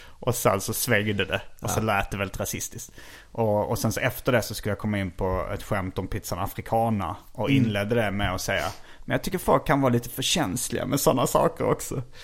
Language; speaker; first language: Swedish; native; Swedish